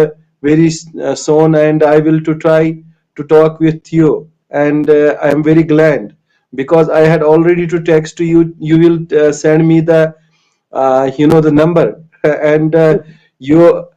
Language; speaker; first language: English; non-native, local second language; Kashmiri